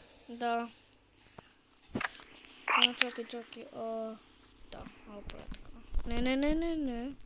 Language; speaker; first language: Bulgarian; non-native, learner; English